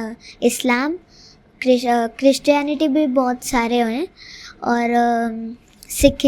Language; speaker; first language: Hindi; native; Hindi